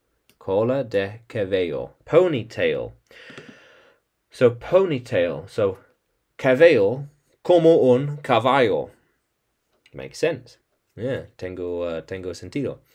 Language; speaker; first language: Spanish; non-native, learner; English